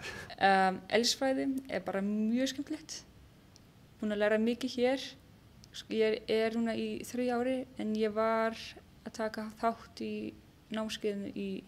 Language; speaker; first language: Icelandic; non-native, learner; German